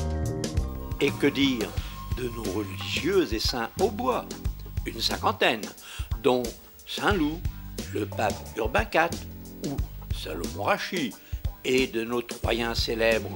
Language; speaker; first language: French; native; French